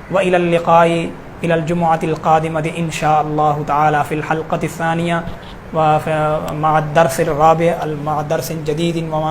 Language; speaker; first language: Arabic; non-native, fluent; Urdu